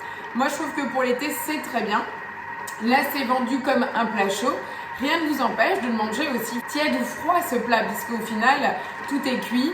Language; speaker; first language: French; native; French